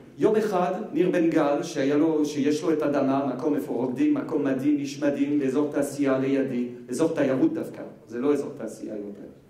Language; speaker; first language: Hebrew; non-native, fluent; French